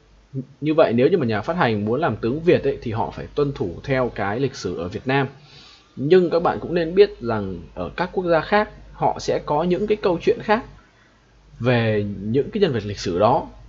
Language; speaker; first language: Vietnamese; native; Vietnamese